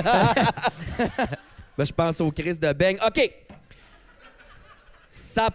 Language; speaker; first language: French; native; French